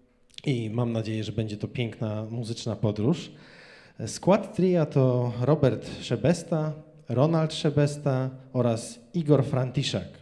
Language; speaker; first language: Polish; native; Polish